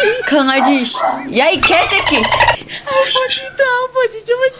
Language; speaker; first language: Korean; non-native, learner; Indonesian